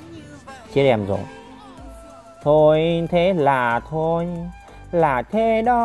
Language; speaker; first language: Vietnamese; native; Vietnamese